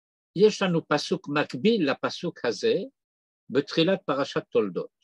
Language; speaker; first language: Hebrew; non-native, fluent; French